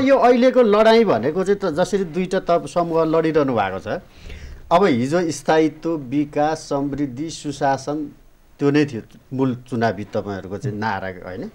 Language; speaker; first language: Nepali; native; Nepali